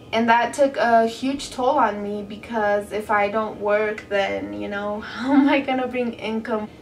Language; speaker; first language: English; native; English